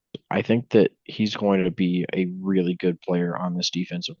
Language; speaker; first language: English; native; English